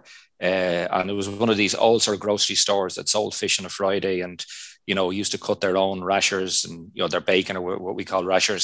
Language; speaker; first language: English; non-native, local second language; Irish